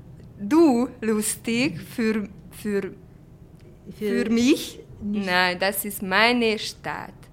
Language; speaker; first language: German; non-native, learner; Hungarian